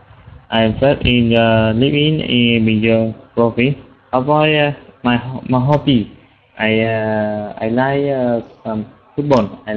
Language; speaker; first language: English; non-native, learner; Vietnamese